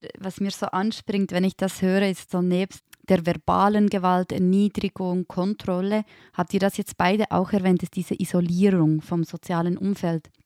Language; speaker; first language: German; native; German